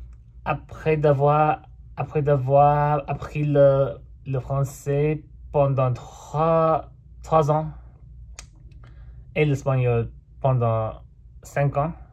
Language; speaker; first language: French; non-native, fluent; English